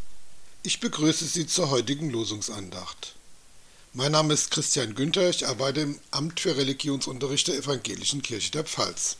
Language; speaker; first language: German; native; German